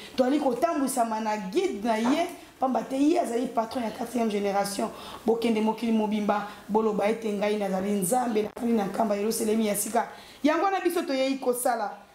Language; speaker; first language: Lingala; native; Lingala